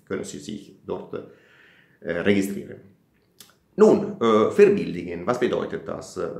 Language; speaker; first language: German; non-native, fluent; Italian